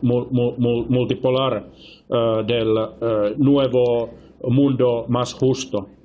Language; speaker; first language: Spanish; non-native, fluent; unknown